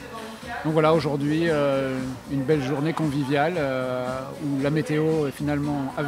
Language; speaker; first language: French; native; French